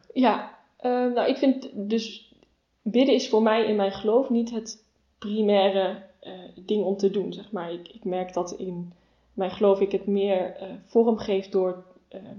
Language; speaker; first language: Dutch; native; Dutch